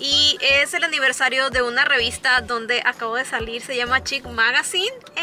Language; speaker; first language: Spanish; native; Spanish